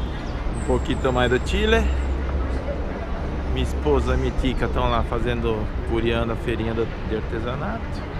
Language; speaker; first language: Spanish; non-native, learner; Portuguese